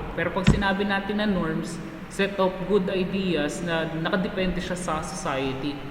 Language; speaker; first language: Filipino; native; Filipino